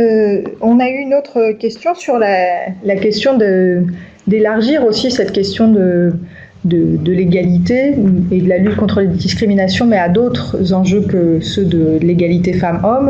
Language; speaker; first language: French; native; French